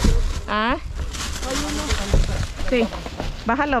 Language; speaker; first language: Spanish; non-native, learner; Filipino